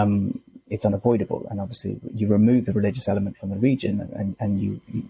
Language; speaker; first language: English; native; English